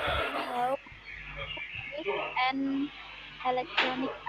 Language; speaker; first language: English; non-native, learner; Indonesian